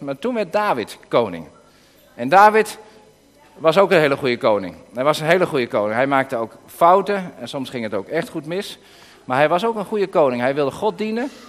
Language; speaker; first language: Dutch; native; Dutch